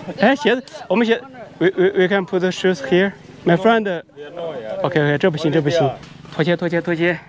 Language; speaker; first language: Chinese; native; Chinese